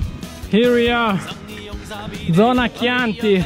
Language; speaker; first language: English; non-native, fluent; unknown